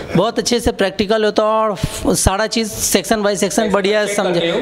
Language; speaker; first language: Hindi; native; Hindi